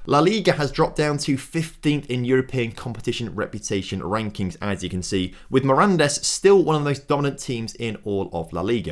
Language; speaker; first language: English; native; English